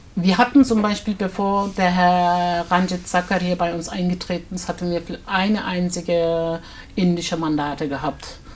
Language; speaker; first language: German; non-native, fluent; Turkish